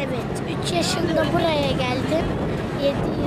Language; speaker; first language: Turkish; early bilingual, other home language; Arabic